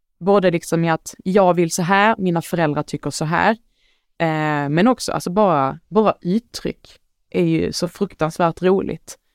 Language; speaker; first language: Swedish; early bilingual, other home language; Arabic